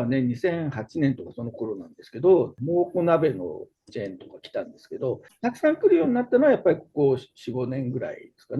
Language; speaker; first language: Japanese; native; Japanese